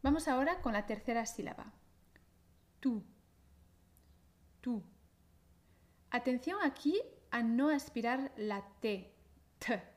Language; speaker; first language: Spanish; native; Spanish